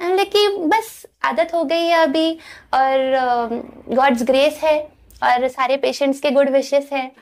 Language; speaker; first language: Hindi; non-native, local second language; Marathi